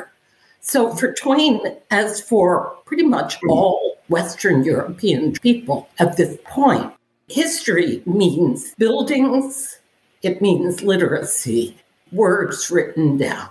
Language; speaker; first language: English; native; English